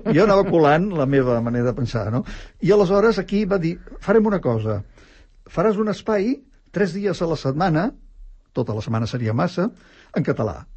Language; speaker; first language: Catalan; native; Catalan